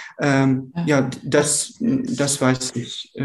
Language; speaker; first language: German; non-native, learner; Ukrainian